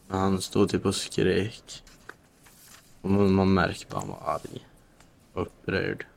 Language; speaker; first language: Swedish; native; Swedish